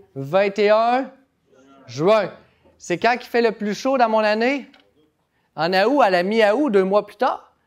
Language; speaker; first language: French; native; French